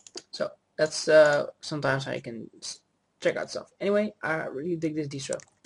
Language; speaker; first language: English; native; English